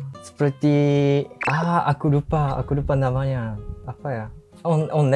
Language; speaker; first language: Indonesian; non-native, learner; Japanese